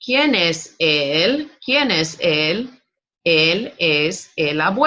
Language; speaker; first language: Spanish; non-native, fluent; English